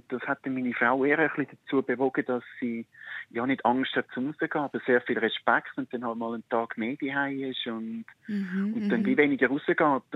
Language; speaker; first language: German; native; German